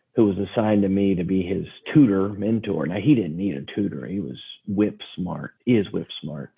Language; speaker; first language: English; native; English